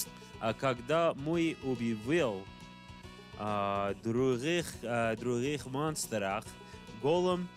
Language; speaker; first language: Russian; non-native, learner; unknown